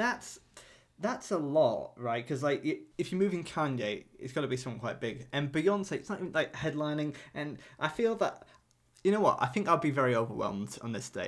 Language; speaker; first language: English; native; English